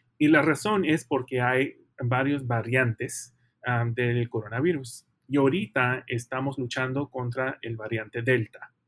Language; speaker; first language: Spanish; early bilingual, heritage; Spanish